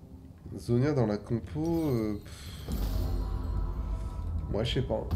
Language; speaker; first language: French; native; French